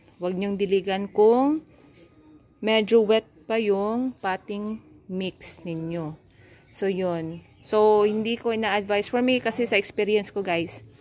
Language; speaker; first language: Filipino; non-native, local second language; Cebuano